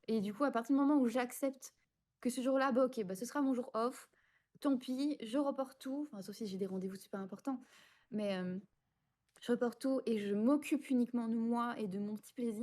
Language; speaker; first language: French; native; French